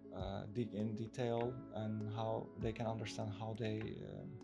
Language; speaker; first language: English; non-native, fluent; Turkish